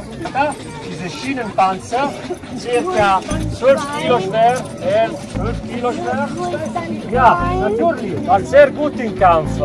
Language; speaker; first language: German; non-native, fluent; Italian